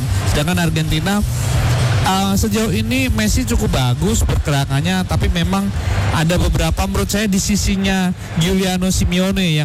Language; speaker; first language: Indonesian; native; Indonesian